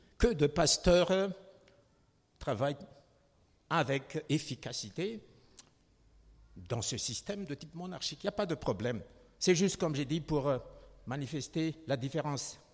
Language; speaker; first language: French; non-native, local second language; Malagasy